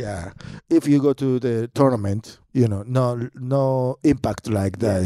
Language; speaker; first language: English; non-native, learner; Japanese